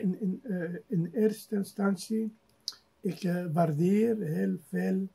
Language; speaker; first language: Dutch; non-native, fluent; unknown